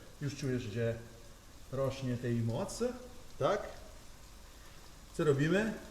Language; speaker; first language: Polish; non-native, learner; Italian